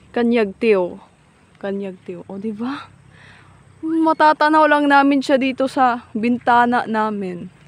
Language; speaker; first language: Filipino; non-native, local second language; Surigaonon